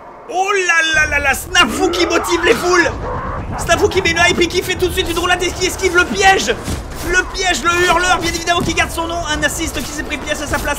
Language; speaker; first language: French; native; French